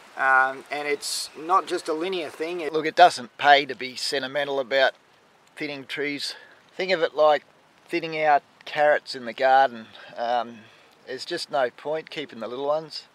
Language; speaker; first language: English; native; English